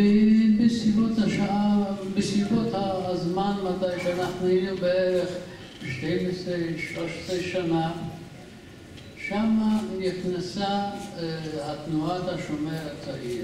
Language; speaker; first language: Hebrew; non-native, fluent; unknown